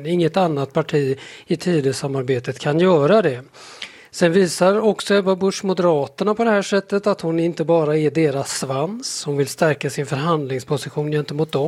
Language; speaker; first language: Swedish; native; Swedish